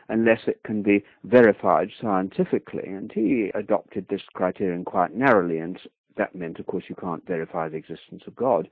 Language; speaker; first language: English; native; English